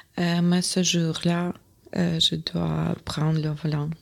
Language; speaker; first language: French; non-native, learner; Ukrainian